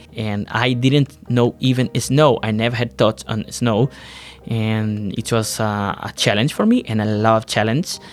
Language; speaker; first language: English; non-native, learner; Portuguese